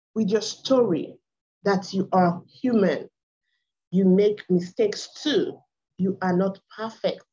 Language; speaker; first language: English; non-native, local second language; Igbo